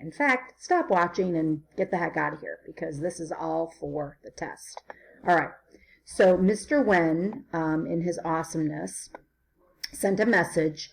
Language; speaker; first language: English; native; English